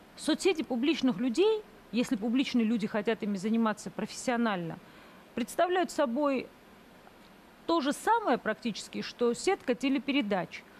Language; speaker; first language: Russian; native; Russian